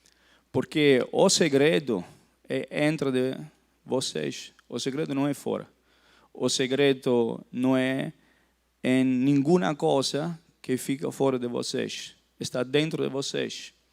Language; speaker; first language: Portuguese; non-native, fluent; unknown